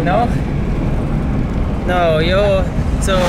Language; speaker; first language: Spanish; non-native, learner; English